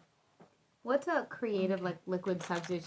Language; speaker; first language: English; native; English